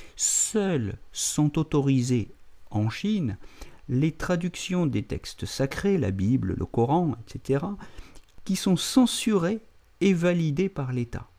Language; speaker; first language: French; native; French